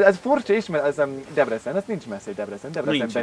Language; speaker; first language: Hungarian; non-native, learner; English